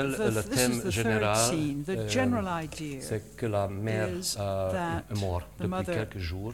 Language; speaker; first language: French; non-native, fluent; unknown